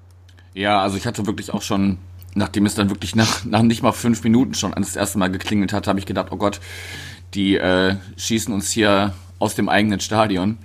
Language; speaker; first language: German; native; German